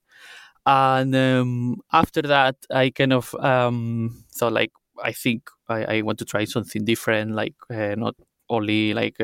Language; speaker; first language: English; non-native, fluent; Spanish